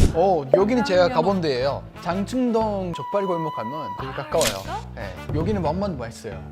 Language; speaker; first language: Korean; non-native, fluent; Azerbaijani